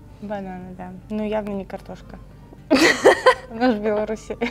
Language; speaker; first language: Russian; native; Russian